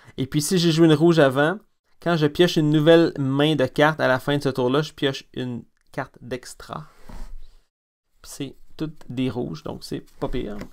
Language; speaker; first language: French; native; French